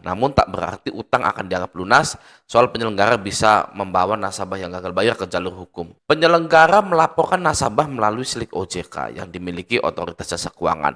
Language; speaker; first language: Indonesian; native; Indonesian